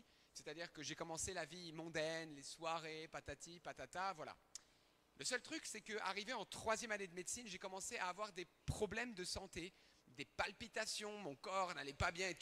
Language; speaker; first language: French; early bilingual, other home language; Arabic